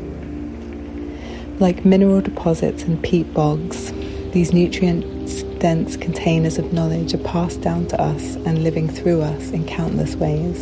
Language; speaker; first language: English; native; English